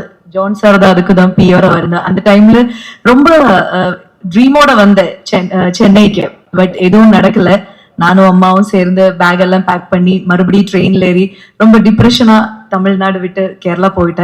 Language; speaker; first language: Tamil; non-native, fluent; Malayalam